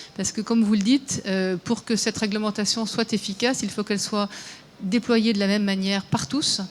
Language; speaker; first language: French; native; French